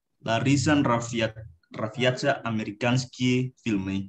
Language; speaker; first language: Russian; non-native, learner; Indonesian